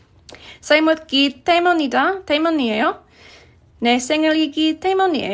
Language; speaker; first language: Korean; non-native, fluent; English